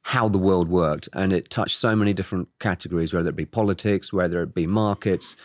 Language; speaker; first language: English; native; English